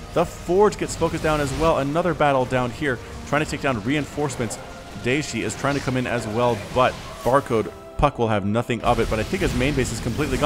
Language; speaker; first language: English; native; English